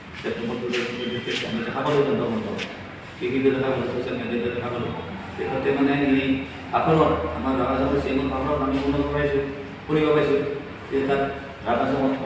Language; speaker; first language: Assamese; non-native, local second language; Garo